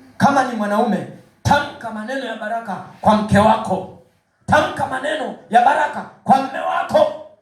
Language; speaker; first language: Swahili; native; Swahili